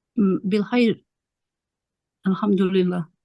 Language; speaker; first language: Arabic; non-native, learner; Bosnian